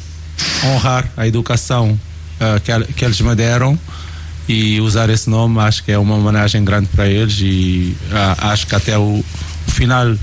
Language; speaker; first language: Portuguese; non-native, local second language; Kabuverdianu